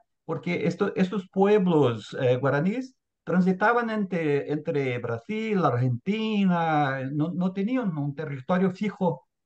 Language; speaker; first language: Spanish; non-native, fluent; Portuguese